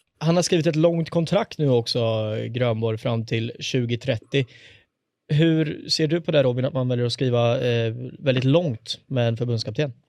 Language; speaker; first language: Swedish; native; Swedish